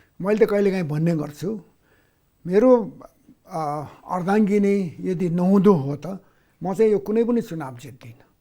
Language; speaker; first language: Nepali; non-native, local second language; Newari